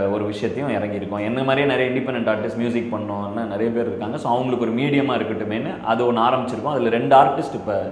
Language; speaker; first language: Tamil; native; Tamil